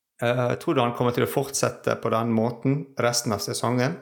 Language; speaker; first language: Norwegian; non-native, fluent; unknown